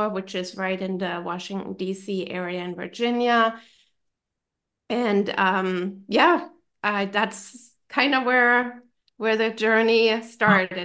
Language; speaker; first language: English; non-native, fluent; German